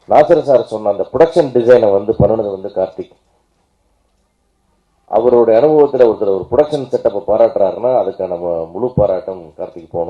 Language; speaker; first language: Tamil; native; Tamil